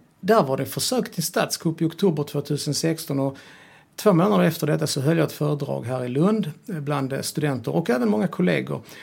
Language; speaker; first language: Swedish; early bilingual, other home language; Serbian